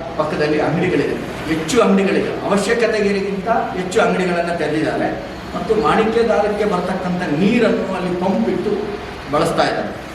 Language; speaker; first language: Kannada; native; Kannada